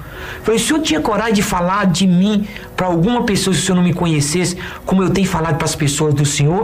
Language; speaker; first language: Portuguese; native; Portuguese